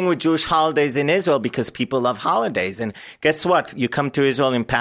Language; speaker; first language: English; non-native, fluent; Hebrew